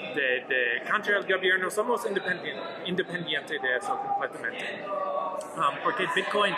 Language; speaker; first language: Spanish; non-native, learner; English